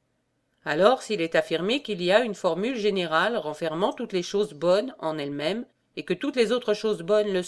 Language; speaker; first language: French; native; French